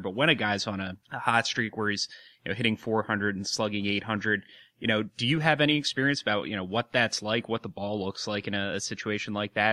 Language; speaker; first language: English; native; English